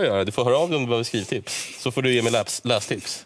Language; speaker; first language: Swedish; native; Swedish